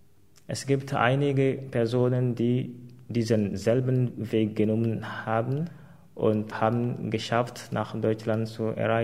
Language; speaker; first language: German; non-native, fluent; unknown